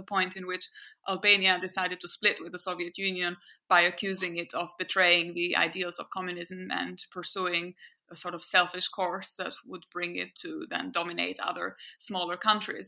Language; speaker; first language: English; non-native, fluent; French